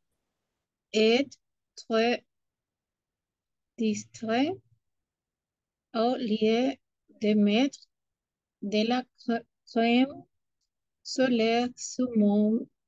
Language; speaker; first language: French; non-native, learner; Spanish